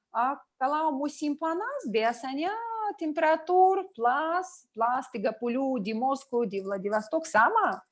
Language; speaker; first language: Indonesian; non-native, learner; Russian